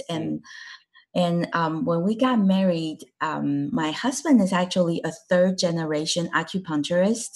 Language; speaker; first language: English; non-native, fluent; Chinese